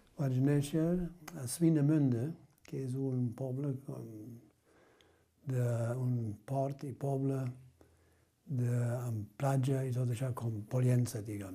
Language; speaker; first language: Catalan; non-native, fluent; German